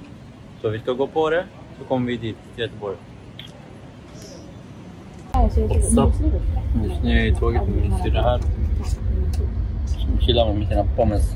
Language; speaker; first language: Swedish; early bilingual, other home language; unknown